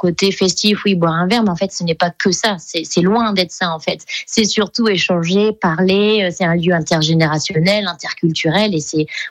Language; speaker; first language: French; native; French